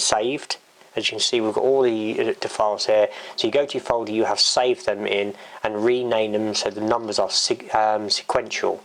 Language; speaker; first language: English; native; English